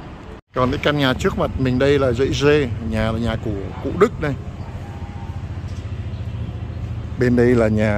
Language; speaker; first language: Vietnamese; native; Vietnamese